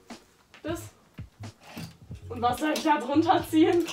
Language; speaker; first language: German; native; German